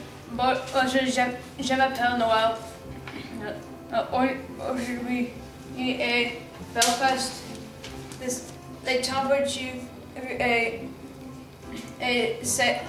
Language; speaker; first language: French; non-native, learner; English